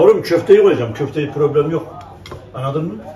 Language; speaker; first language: Turkish; native; Turkish